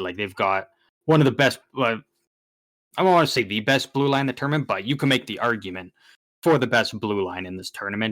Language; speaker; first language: English; native; English